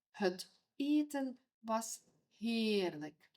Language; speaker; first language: Dutch; non-native, fluent; Ukrainian